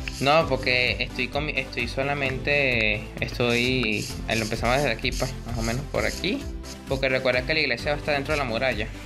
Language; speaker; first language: Spanish; native; Spanish